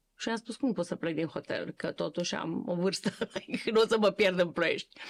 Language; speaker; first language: Romanian; native; Romanian